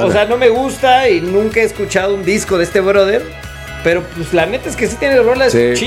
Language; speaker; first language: Spanish; native; Spanish